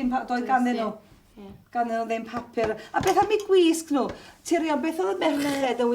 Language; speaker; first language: Welsh; native; Welsh